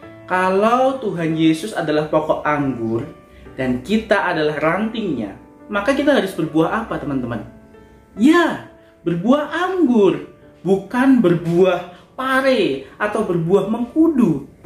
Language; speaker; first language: Indonesian; native; Indonesian